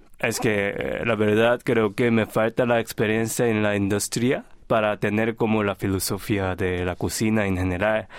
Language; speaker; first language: Spanish; non-native, fluent; Korean